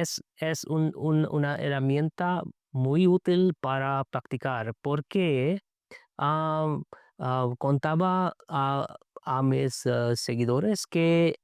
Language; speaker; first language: Spanish; non-native, learner; English